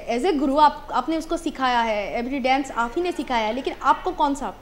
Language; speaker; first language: Hindi; non-native, local second language; Assamese